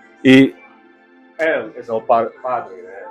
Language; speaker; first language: Spanish; non-native, fluent; English